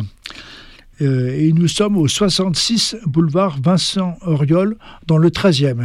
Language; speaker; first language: French; native; French